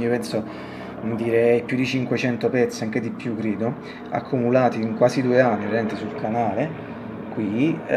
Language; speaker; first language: Italian; native; Italian